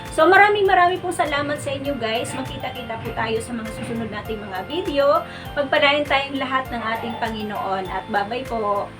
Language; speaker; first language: Filipino; non-native, local second language; Cebuano